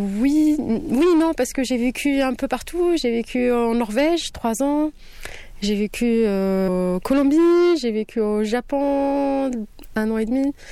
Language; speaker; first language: French; non-native, local second language; Kabyle